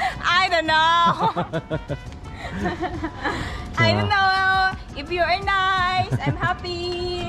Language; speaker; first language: English; non-native, local second language; Filipino